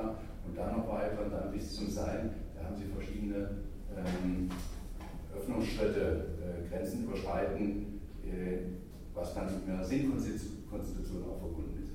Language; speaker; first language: German; native; German